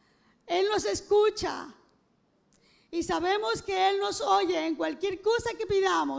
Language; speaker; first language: Spanish; native; Spanish